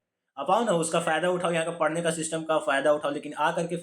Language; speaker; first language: Hindi; native; Hindi